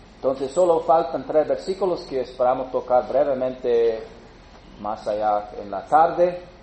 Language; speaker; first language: Spanish; non-native, fluent; English